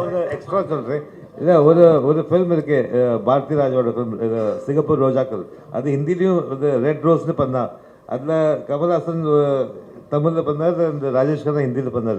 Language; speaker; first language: Tamil; early bilingual, heritage; Tamil